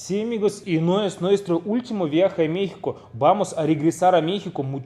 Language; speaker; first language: Spanish; non-native, fluent; Russian